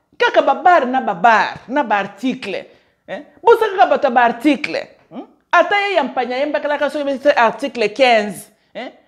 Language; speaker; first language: Lingala; native; Lingala